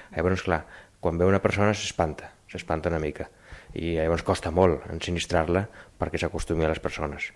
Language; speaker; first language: Catalan; native; Catalan